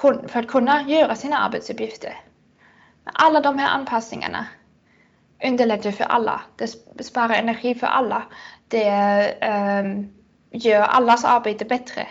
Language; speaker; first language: Swedish; non-native, fluent; German